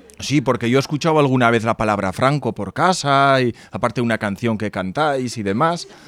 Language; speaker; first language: Spanish; native; Spanish